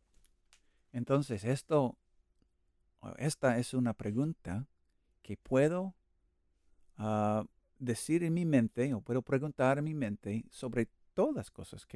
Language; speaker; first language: Spanish; non-native, learner; English